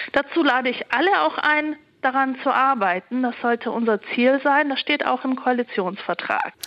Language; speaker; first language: German; early bilingual, other home language; Turkish